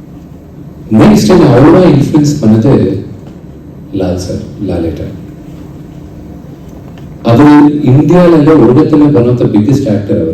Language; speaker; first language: Tamil; non-native, local second language; Telugu